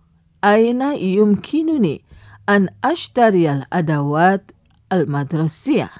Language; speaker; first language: Arabic; non-native, fluent; Indonesian